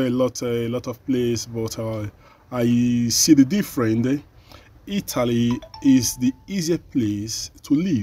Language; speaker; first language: English; non-native, learner; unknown